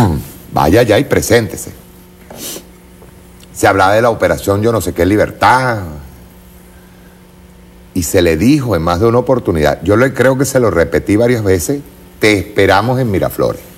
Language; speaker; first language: Spanish; native; Spanish